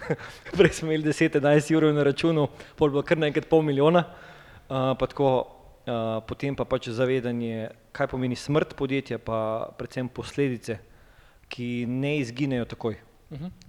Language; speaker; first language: Slovenian; native; Slovenian